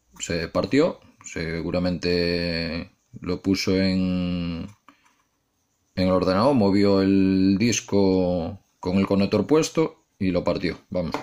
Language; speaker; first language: Spanish; native; Spanish